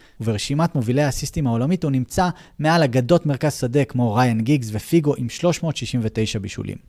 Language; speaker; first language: Hebrew; native; Hebrew